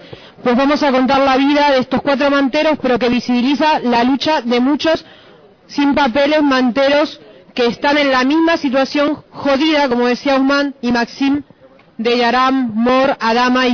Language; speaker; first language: Spanish; native; Spanish